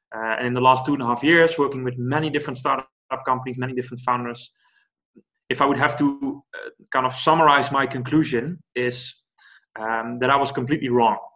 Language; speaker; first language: English; non-native, fluent; Dutch